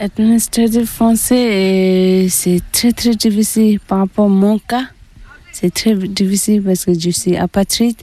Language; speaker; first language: French; non-native, learner; Tibetan